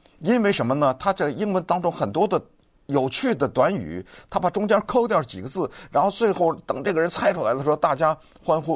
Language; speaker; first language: Chinese; native; Chinese